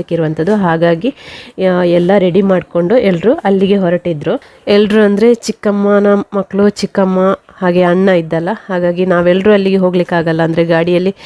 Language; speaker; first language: Kannada; non-native, local second language; Tulu